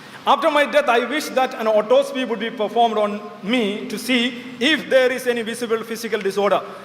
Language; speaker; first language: English; non-native, local second language; Malayalam